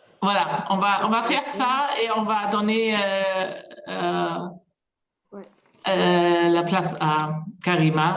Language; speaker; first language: French; non-native, fluent; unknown